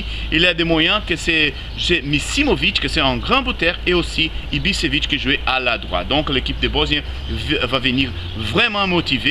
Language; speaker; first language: French; non-native, learner; Spanish